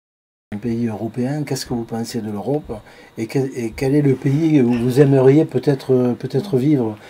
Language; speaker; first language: French; native; French